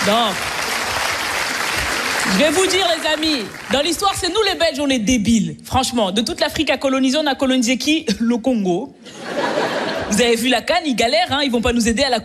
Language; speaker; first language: French; native; French